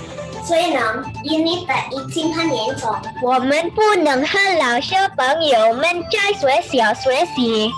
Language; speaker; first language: Chinese; non-native, learner; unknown